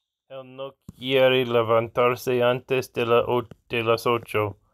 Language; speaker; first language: Spanish; non-native, learner; English